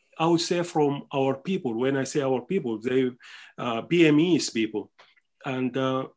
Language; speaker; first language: English; non-native, fluent; Arabic